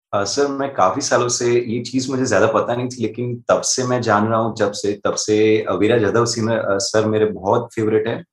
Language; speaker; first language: Hindi; non-native, local second language; Gujarati